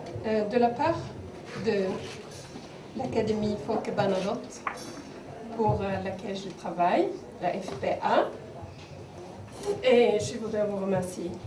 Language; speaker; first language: French; non-native, fluent; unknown